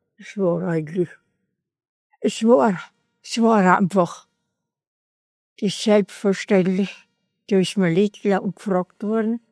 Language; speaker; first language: German; native; German